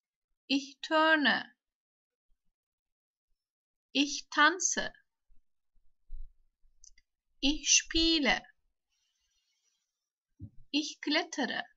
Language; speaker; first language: German; non-native, fluent; Turkish